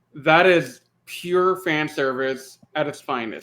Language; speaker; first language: English; native; English